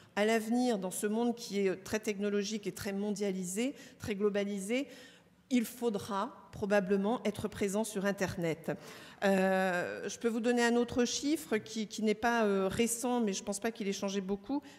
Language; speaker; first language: French; native; French